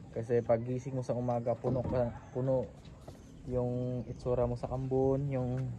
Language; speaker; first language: Filipino; non-native, fluent; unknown